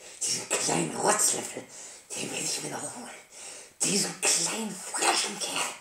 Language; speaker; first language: German; native; German